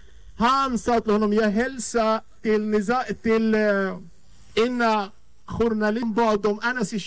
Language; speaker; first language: Swedish; non-native, learner; Arabic